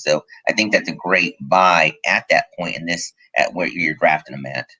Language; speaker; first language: English; native; English